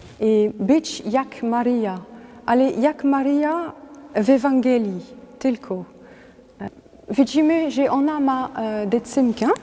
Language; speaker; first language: Polish; non-native, learner; French